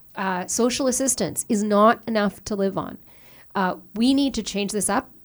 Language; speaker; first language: English; native; English